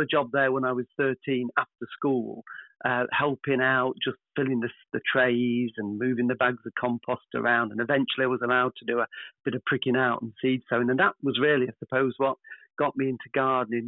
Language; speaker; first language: English; native; English